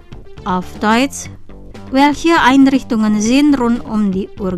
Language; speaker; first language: German; non-native, fluent; Indonesian